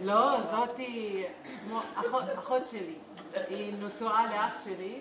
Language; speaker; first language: Hebrew; non-native, local second language; Arabic